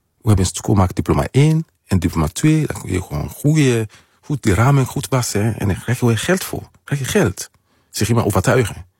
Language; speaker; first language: Dutch; non-native, fluent; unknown